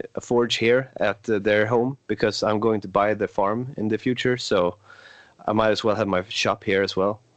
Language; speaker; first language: English; non-native, fluent; Swedish